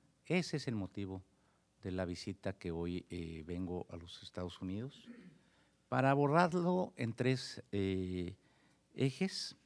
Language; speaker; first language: Spanish; native; Spanish